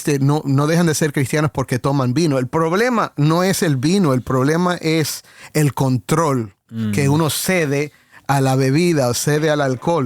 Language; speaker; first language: Spanish; native; Spanish